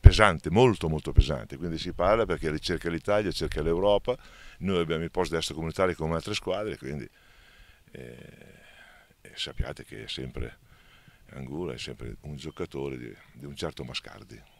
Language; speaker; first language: Italian; native; Italian